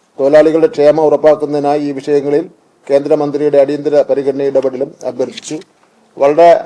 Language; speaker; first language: Malayalam; native; Malayalam